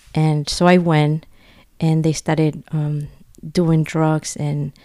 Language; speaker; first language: English; non-native, fluent; Spanish